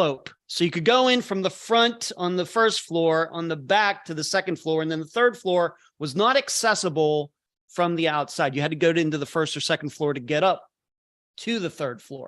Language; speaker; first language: English; native; English